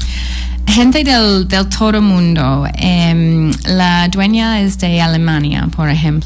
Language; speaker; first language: Spanish; non-native, fluent; English